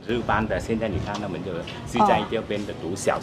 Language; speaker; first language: Chinese; early bilingual, heritage; Chinese